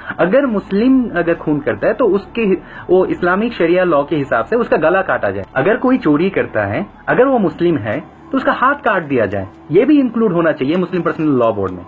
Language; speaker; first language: Hindi; non-native, fluent; Bangla